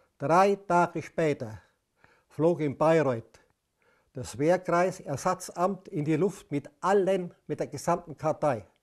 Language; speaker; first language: German; native; German